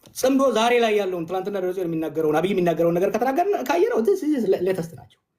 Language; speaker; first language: Amharic; non-native, local second language; Oromo